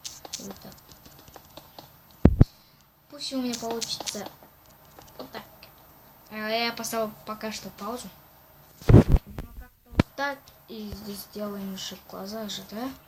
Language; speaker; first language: Russian; non-native, local second language; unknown